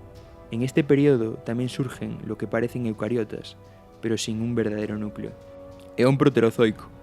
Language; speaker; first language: Spanish; native; Spanish